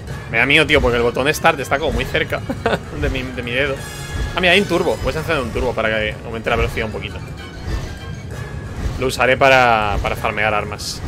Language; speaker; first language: Spanish; native; Spanish